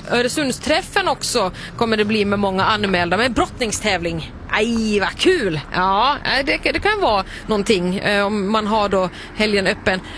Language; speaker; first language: Swedish; native; Swedish